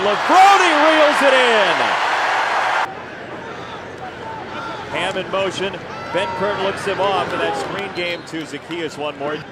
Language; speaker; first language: English; native; English